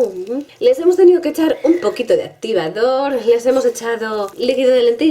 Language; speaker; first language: Spanish; native; Spanish